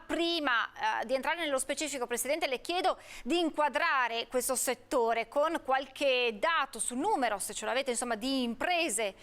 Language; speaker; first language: Italian; native; Italian